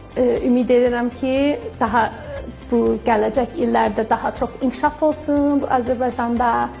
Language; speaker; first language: Azerbaijani; non-native, fluent; English